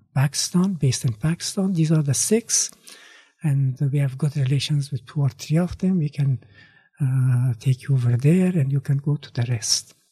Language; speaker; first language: English; non-native, fluent; Persian